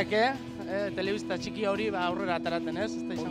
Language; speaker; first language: Basque; native; Basque